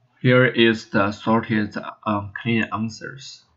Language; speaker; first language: English; non-native, learner; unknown